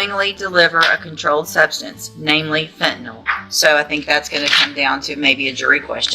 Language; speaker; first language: English; native; English